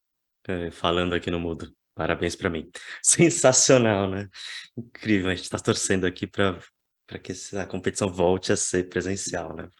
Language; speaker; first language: Portuguese; native; Portuguese